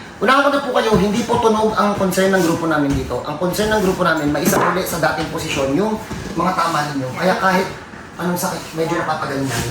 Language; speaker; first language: Filipino; native; Filipino